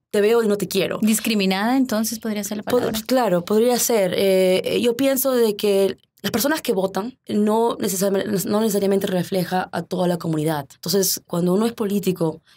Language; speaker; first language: Spanish; early bilingual, heritage; Spanish